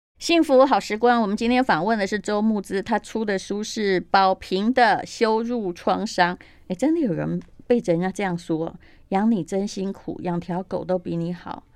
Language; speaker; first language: Chinese; native; Chinese